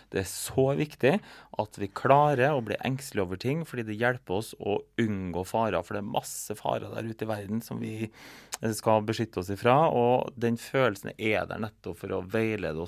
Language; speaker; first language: Norwegian; native; Norwegian